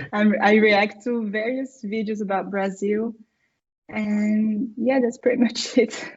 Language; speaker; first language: English; non-native, fluent; French